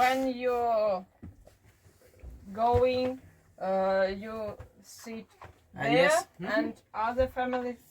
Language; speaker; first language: English; non-native, learner; Ukrainian